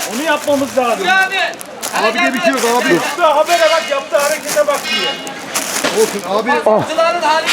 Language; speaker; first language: Turkish; native; Turkish